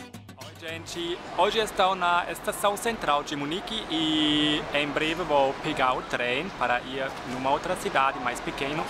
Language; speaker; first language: Portuguese; non-native, fluent; German